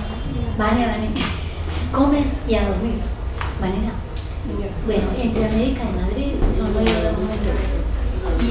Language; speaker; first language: Spanish; native; Spanish